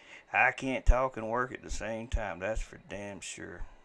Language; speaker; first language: English; native; English